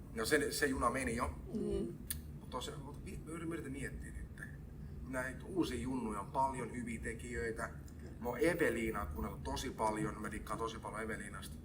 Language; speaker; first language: Finnish; early bilingual, other home language; Estonian